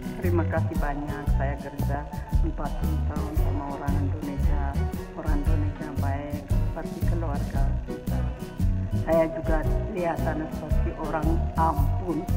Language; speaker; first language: Indonesian; non-native, learner; Amharic